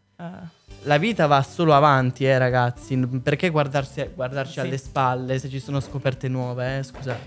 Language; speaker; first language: Italian; native; Italian